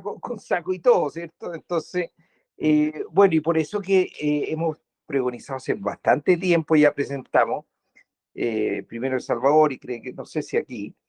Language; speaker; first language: Spanish; native; Spanish